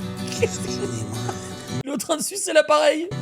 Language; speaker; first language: French; native; French